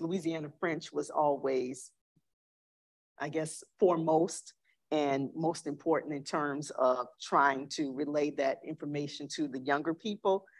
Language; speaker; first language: English; native; English